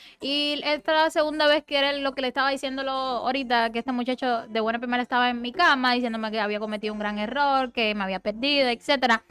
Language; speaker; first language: Spanish; native; Spanish